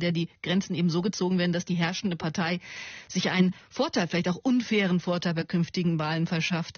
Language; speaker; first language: German; native; German